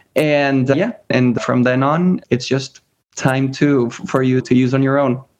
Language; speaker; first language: English; early bilingual, other home language; Spanish